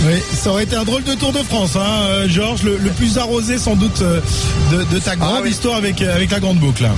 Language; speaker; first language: French; native; French